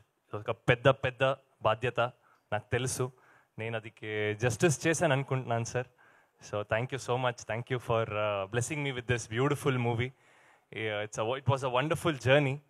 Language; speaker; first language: Telugu; non-native, learner; Kannada